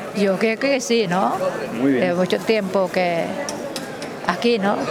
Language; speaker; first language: Spanish; non-native, learner; Thai